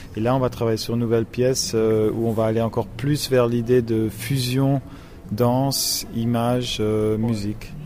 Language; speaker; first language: French; non-native, local second language; German